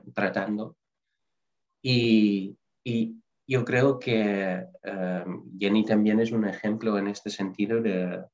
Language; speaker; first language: Spanish; non-native, fluent; Dutch